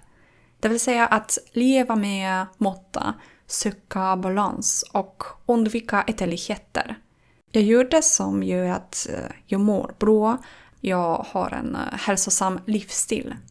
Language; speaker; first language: Swedish; non-native, fluent; Polish